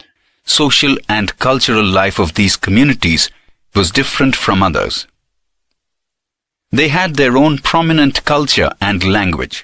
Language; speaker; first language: English; non-native, local second language; Gujarati